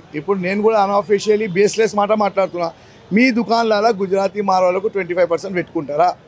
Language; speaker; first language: Telugu; non-native, local second language; Gujarati